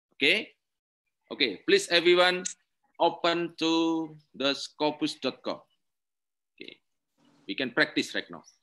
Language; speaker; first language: English; non-native, learner; Indonesian